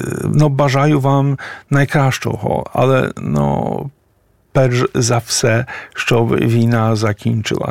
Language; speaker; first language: Ukrainian; non-native, fluent; Polish